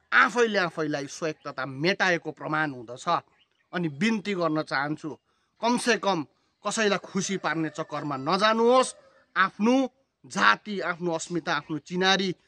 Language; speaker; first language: Nepali; native; Nepali